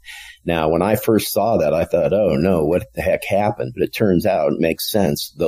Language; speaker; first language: English; native; English